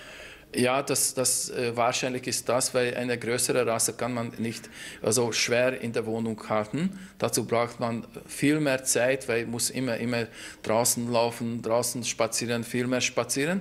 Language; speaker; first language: German; non-native, fluent; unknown